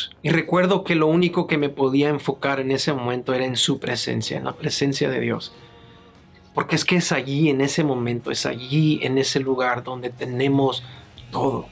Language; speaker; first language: Spanish; native; Spanish